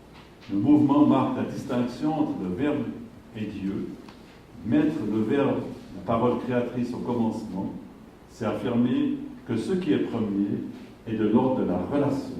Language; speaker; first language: French; native; French